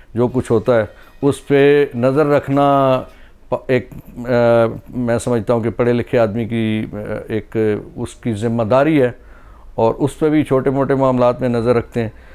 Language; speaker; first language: Urdu; non-native, local second language; Pahari-Potwari